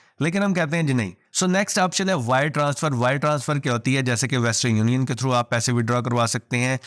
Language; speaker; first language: Urdu; native; Urdu